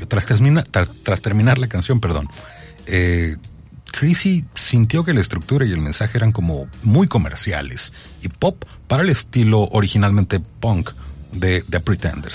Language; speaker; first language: Spanish; native; Spanish